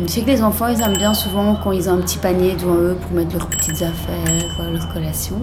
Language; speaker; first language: French; native; French